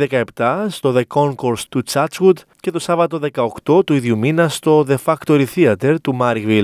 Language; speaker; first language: Greek; native; Greek